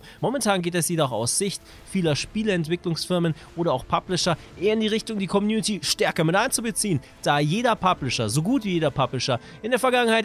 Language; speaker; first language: German; native; German